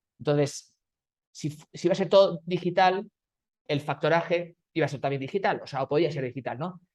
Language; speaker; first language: Spanish; native; Spanish